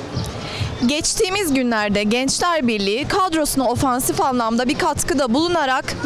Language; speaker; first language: Turkish; native; Turkish